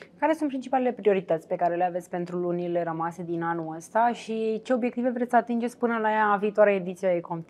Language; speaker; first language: Romanian; native; Romanian